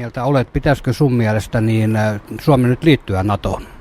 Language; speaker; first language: Finnish; native; Finnish